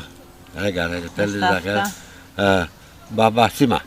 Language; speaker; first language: Hebrew; non-native, fluent; Romanian